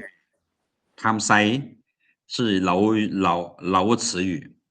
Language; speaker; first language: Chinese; non-native, fluent; Lao